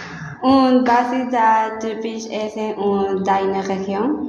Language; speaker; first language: German; non-native, learner; Spanish